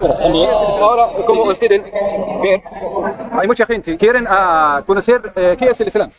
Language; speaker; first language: Spanish; non-native, fluent; Arabic